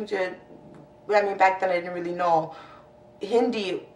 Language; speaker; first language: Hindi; non-native, learner; English